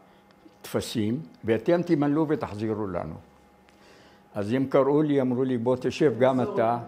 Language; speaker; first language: Hebrew; non-native, fluent; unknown